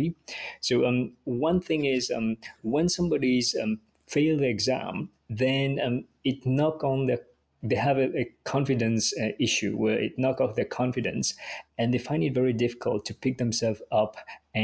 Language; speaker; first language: English; non-native, fluent; Morisyen